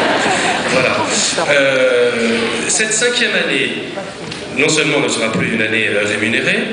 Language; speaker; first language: French; native; French